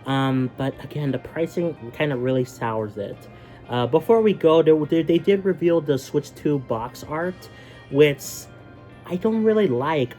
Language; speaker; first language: English; native; English